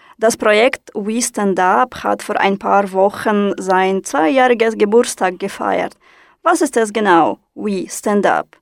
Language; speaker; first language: German; non-native, fluent; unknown